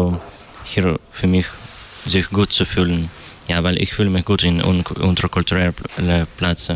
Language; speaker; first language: German; non-native, learner; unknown